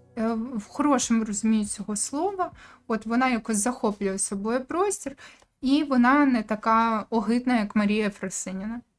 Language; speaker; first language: Ukrainian; native; Ukrainian